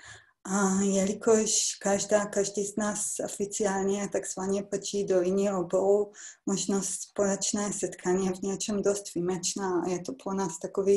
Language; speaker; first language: Czech; non-native, fluent; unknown